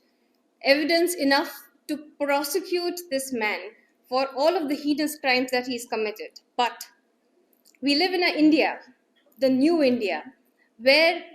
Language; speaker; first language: English; non-native, local second language; Gujarati